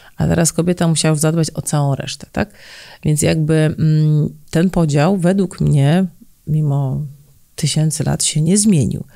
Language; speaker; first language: Polish; native; Polish